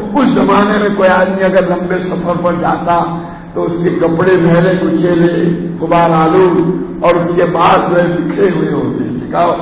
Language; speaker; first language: Urdu; non-native, local second language; Gujarati